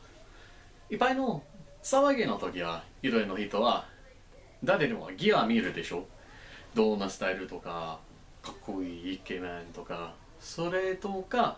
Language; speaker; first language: Japanese; non-native, learner; English